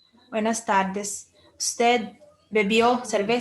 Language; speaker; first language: Spanish; non-native, learner; Portuguese